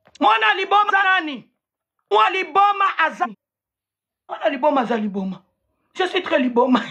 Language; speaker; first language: Lingala; non-native, local second language; Swahili